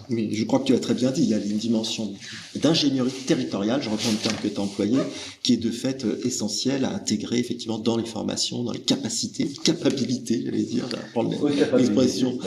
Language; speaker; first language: French; native; French